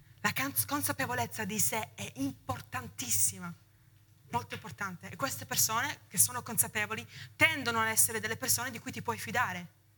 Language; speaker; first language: Italian; early bilingual, heritage; Italian